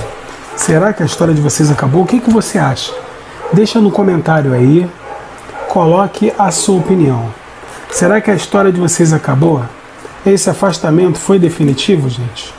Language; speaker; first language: Portuguese; native; Portuguese